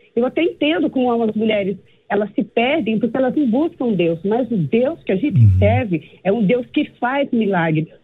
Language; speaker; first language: Portuguese; native; Portuguese